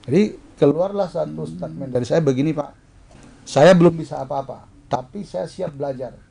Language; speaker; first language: Indonesian; non-native, local second language; Achinese